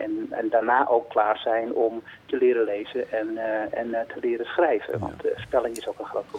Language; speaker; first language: Dutch; native; Dutch